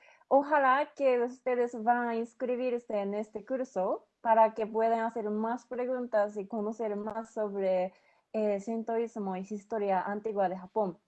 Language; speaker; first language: Spanish; non-native, fluent; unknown